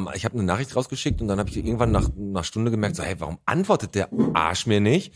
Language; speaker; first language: German; native; German